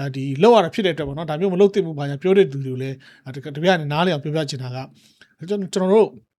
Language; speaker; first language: Burmese; native; Burmese